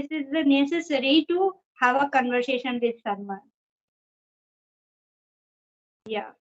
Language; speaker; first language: English; non-native, fluent; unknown